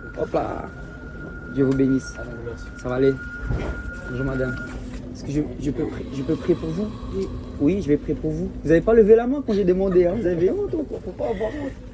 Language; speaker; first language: French; early bilingual, other home language; Portuguese